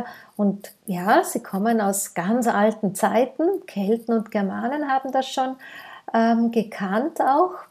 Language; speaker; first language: German; native; German